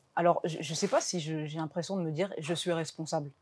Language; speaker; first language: French; native; French